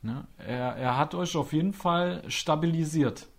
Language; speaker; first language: German; native; German